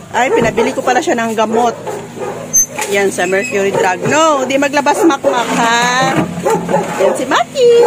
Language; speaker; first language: Filipino; native; Filipino